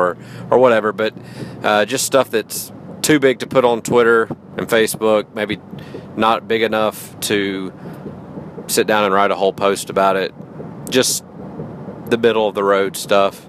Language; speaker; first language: English; native; English